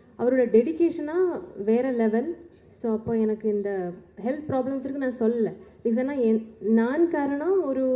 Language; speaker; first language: Tamil; non-native, learner; Malayalam